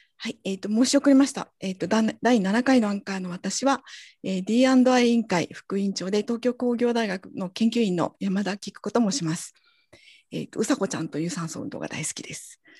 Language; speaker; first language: Japanese; native; Japanese